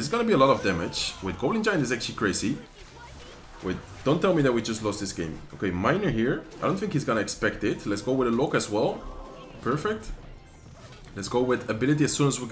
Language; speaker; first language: English; non-native, fluent; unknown